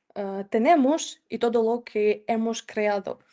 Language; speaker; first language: Spanish; non-native, fluent; Ukrainian